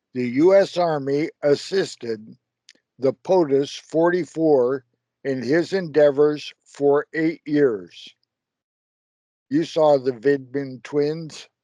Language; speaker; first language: English; native; English